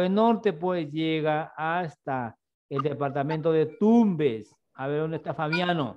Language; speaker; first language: Spanish; native; Spanish